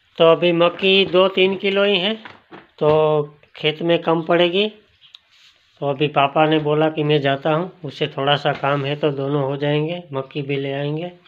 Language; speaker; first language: Hindi; non-native, local second language; Gujarati